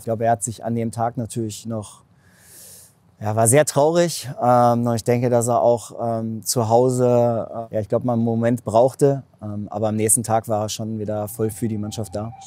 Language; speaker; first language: German; native; German